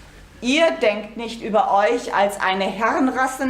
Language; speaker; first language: German; native; German